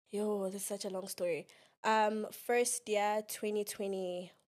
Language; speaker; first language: English; non-native, local second language; Xhosa